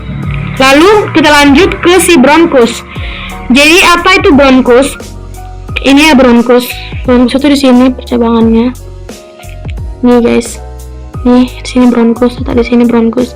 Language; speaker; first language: Indonesian; native; Indonesian